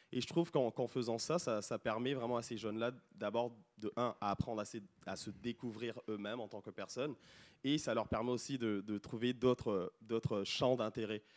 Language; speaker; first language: French; non-native, local second language; Lingala